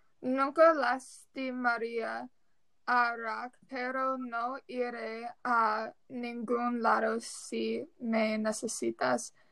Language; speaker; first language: Spanish; non-native, learner; English